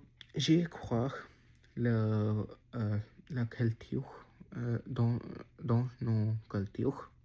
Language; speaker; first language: French; non-native, learner; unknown